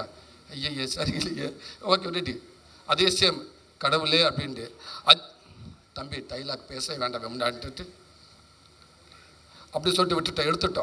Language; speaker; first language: Tamil; native; Tamil